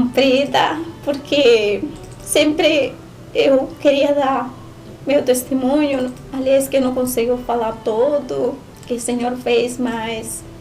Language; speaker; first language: Portuguese; non-native, learner; Spanish